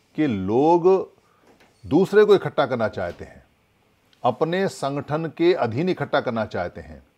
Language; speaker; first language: Hindi; native; Hindi